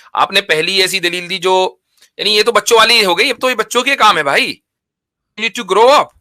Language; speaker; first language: Hindi; native; Hindi